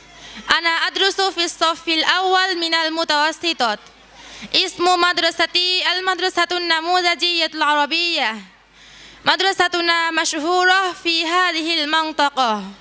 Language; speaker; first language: Arabic; non-native, learner; Bangla